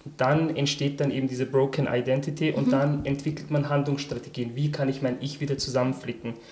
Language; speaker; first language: German; early bilingual, other home language; Turkish